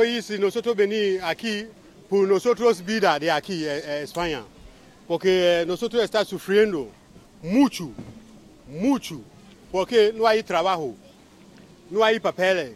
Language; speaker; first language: Spanish; non-native, learner; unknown